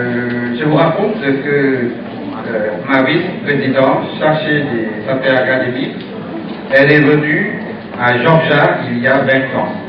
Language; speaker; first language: French; non-native, fluent; Thai